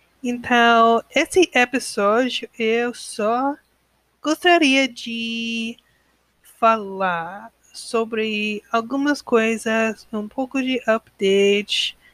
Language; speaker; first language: Portuguese; non-native, learner; English